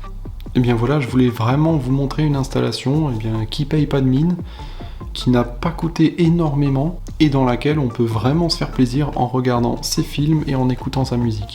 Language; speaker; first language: French; native; French